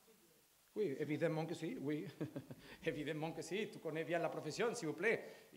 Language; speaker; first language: French; non-native, learner; Spanish